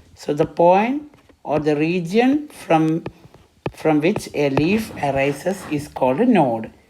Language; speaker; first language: English; non-native, local second language; Malayalam